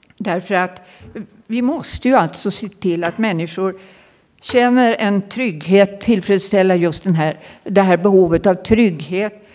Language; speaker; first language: Swedish; native; Swedish